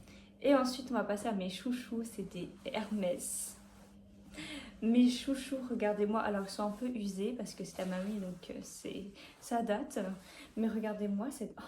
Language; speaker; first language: French; native; French